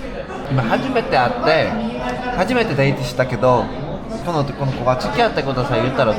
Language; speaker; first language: Japanese; non-native, learner; Korean